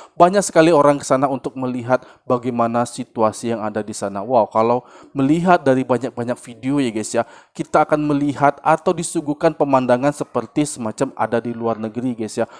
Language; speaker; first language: Indonesian; native; Indonesian